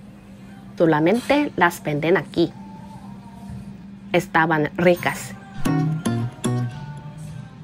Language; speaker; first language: Spanish; non-native, learner; Korean